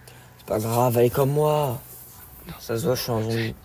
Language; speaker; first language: French; native; French